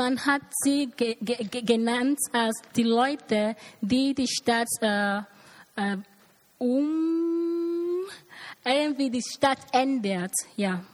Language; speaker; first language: German; non-native, learner; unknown